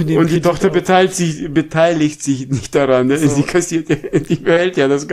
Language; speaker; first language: German; non-native, fluent; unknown